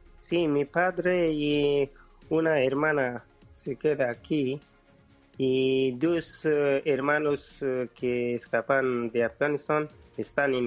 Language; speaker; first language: Spanish; non-native, learner; Persian